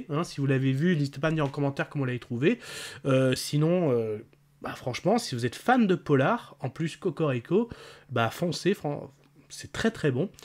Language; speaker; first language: French; native; French